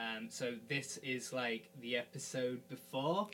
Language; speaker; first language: English; native; English